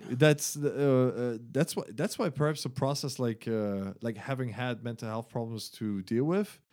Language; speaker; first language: English; non-native, fluent; German